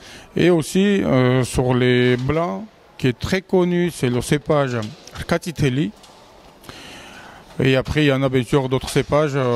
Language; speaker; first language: French; non-native, learner; Georgian